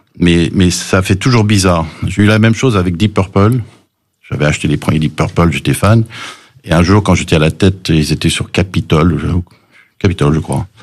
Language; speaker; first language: French; early bilingual, other home language; English